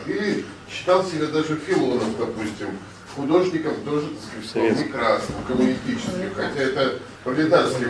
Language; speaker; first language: Russian; native; Russian